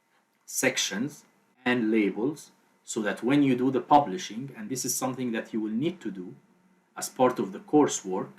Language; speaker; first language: English; non-native, fluent; Arabic